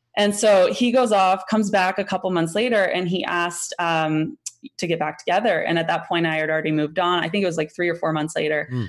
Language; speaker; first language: English; native; English